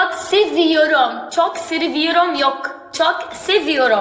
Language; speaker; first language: Turkish; non-native, learner; Arabic